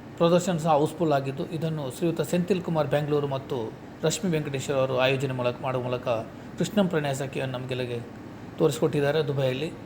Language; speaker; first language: Kannada; non-native, local second language; Tulu